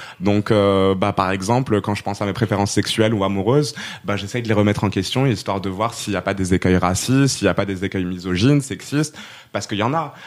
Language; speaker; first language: French; non-native, local second language; Arabic